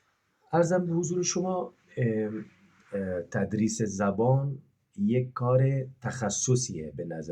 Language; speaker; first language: Persian; non-native, fluent; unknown